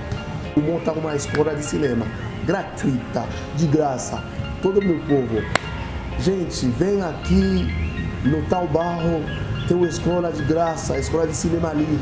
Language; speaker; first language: Portuguese; non-native, fluent; Haitian Creole